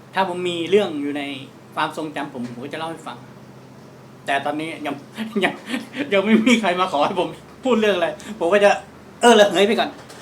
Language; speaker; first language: Thai; non-native, local second language; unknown